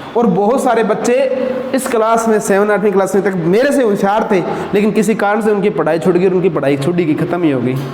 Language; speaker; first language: Hindi; non-native, local second language; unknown